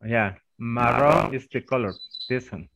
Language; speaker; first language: English; non-native, fluent; Spanish